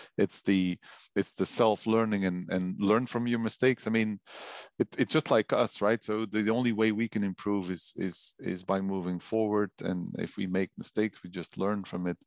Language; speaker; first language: English; non-native, fluent; Dutch